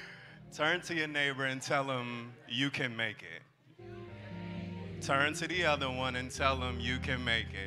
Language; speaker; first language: English; native; English